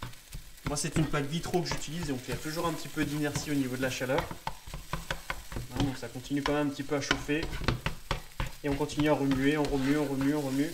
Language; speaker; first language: French; native; French